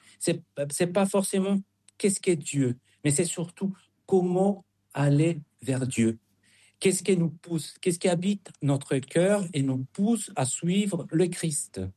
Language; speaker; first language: French; non-native, fluent; Spanish